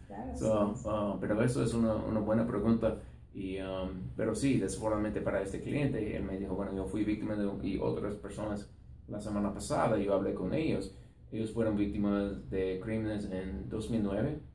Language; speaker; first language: Spanish; non-native, fluent; English